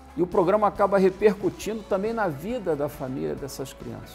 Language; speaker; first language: Portuguese; native; Portuguese